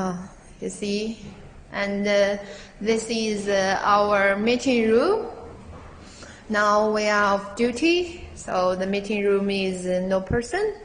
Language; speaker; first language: English; non-native, learner; Chinese